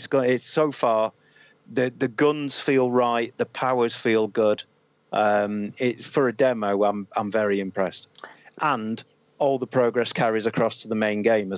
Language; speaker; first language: English; native; English